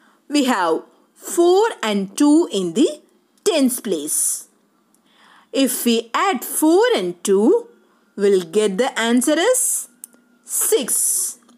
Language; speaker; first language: English; non-native, local second language; Tamil